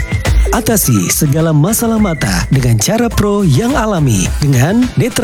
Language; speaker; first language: Indonesian; native; Indonesian